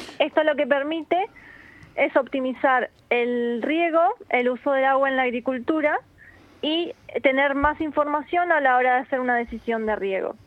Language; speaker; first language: Spanish; native; Spanish